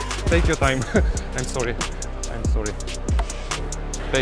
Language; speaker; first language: English; non-native, learner; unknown